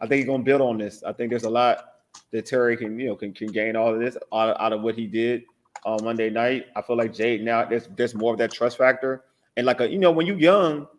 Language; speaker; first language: English; native; English